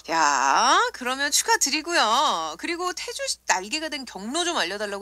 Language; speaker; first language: Korean; native; Korean